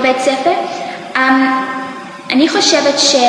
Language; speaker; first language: Hebrew; non-native, learner; English